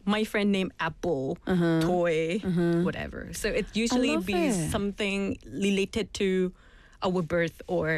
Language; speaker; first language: English; non-native, fluent; Thai